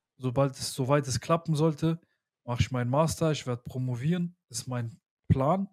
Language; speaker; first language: German; early bilingual, other home language; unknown